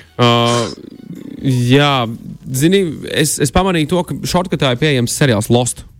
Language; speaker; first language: Latvian; native; Latvian